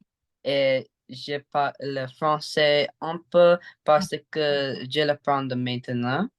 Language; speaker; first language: French; non-native, learner; English